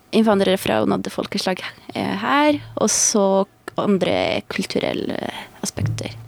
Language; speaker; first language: Norwegian; non-native, fluent; Portuguese